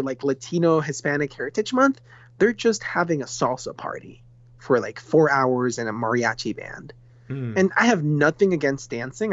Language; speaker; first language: English; non-native, fluent; Spanish